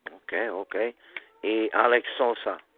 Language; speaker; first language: Spanish; early bilingual, heritage; Spanish